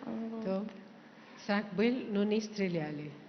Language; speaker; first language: Russian; non-native, learner; Hindi